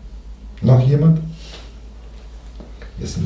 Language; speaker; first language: German; non-native, fluent; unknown